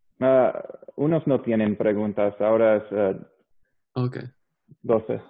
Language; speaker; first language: Spanish; non-native, learner; English